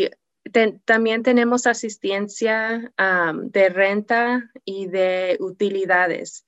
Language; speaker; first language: Spanish; non-native, learner; English